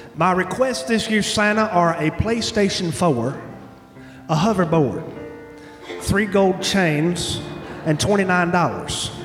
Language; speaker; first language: English; native; English